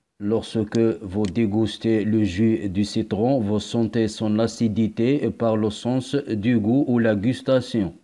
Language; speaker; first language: French; non-native, local second language; Arabic